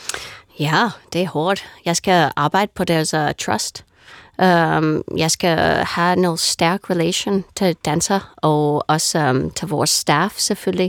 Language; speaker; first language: Danish; non-native, fluent; English